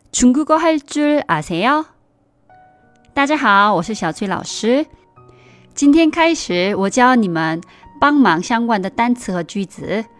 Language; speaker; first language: Chinese; non-native, fluent; Korean